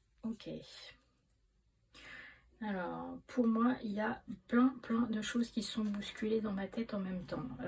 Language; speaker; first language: French; native; French